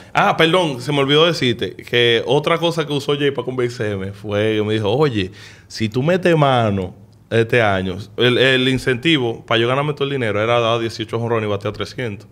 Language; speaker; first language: Spanish; early bilingual, heritage; Spanish